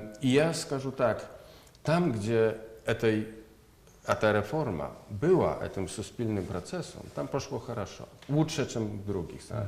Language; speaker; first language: Russian; non-native, learner; Polish